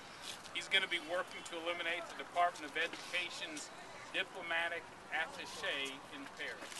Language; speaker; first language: English; native; English